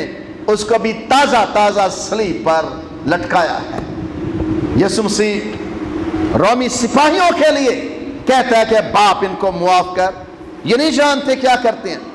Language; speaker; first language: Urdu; non-native, local second language; Punjabi